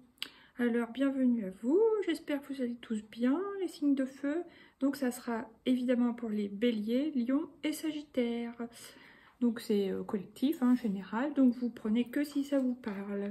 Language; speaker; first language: French; native; French